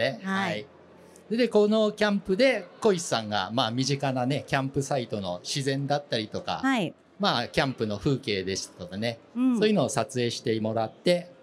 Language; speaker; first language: Japanese; native; Japanese